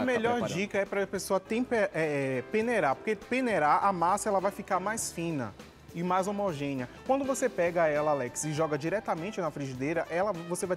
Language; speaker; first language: Portuguese; native; Portuguese